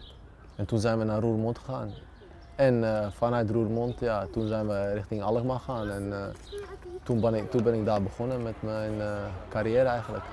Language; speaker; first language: Dutch; early bilingual, other home language; Bosnian